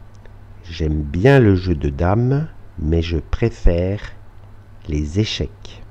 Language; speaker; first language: French; non-native, fluent; Russian